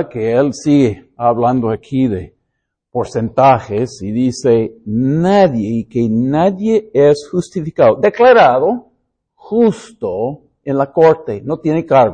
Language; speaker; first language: Spanish; non-native, fluent; English